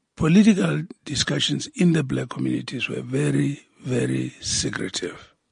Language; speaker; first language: English; non-native, local second language; Southern Sotho